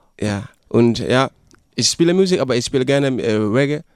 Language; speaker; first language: German; non-native, learner; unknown